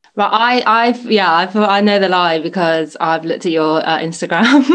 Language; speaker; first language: English; native; English